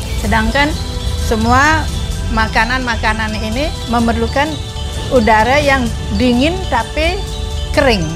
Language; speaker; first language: Indonesian; non-native, local second language; Balinese